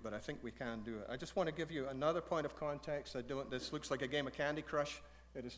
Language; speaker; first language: English; native; English